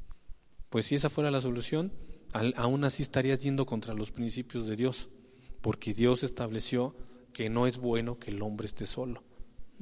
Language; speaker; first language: Spanish; native; Spanish